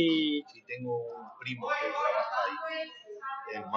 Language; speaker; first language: Spanish; native; Spanish